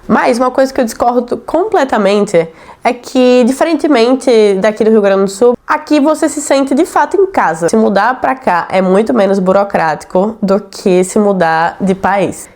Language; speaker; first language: Portuguese; native; Portuguese